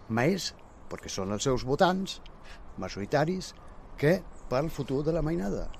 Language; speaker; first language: Catalan; non-native, fluent; German